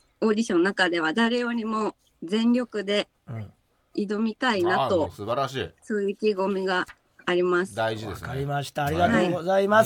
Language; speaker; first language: Japanese; native; Japanese